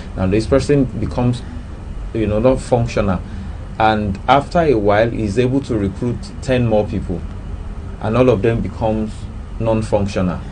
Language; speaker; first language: English; non-native, local second language; Yoruba